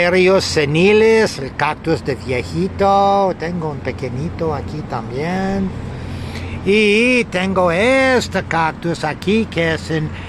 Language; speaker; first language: Spanish; non-native, learner; English